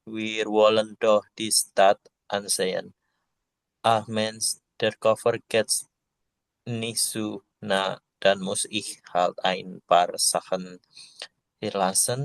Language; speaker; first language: German; non-native, learner; Indonesian